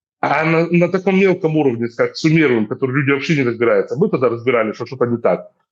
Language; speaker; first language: Russian; native; Russian